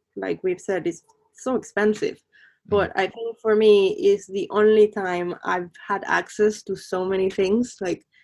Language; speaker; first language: English; non-native, fluent; Spanish